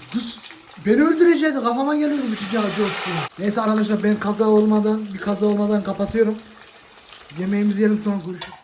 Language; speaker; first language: Turkish; early bilingual, heritage; Turkish